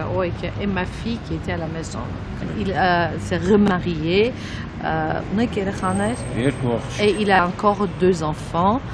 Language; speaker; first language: French; non-native, fluent; Armenian